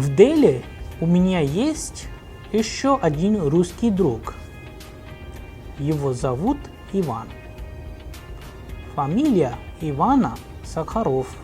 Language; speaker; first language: Russian; non-native, fluent; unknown